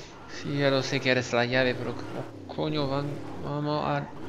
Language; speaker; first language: Spanish; non-native, learner; French